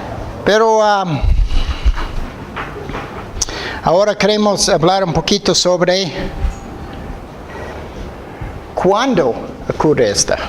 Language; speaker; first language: Spanish; non-native, fluent; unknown